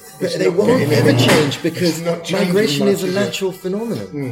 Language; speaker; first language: English; native; English